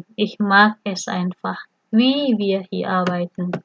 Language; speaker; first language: German; non-native, fluent; Indonesian